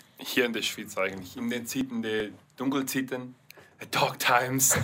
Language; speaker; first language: German; non-native, learner; English